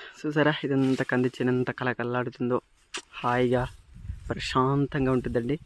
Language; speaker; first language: Telugu; non-native, local second language; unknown